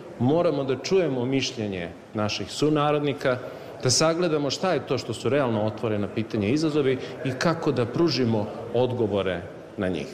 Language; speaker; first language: Serbian; native; Serbian